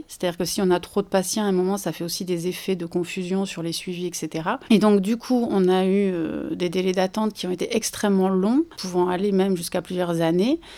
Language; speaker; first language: French; native; French